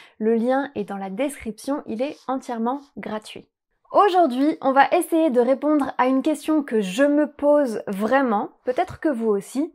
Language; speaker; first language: French; native; French